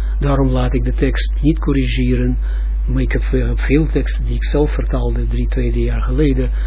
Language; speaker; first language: Dutch; non-native, fluent; Russian